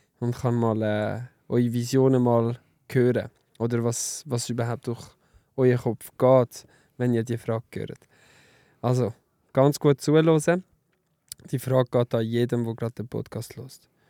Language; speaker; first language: German; non-native, local second language; French